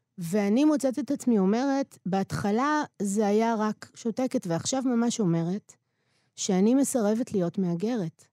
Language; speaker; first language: Hebrew; native; Hebrew